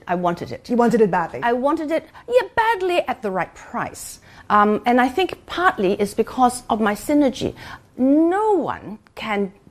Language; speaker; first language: English; non-native, local second language; Cantonese